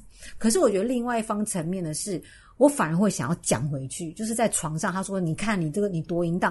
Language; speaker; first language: Chinese; native; Chinese